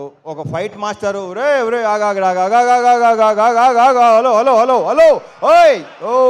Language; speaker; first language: Telugu; native; Telugu